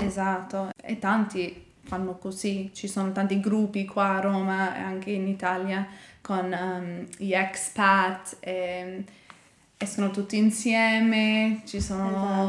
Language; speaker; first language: Italian; non-native, learner; English